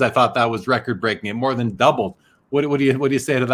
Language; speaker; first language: English; native; English